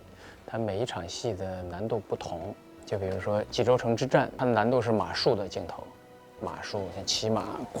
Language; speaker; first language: Chinese; native; Chinese